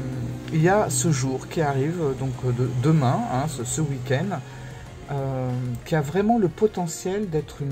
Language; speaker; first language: French; native; French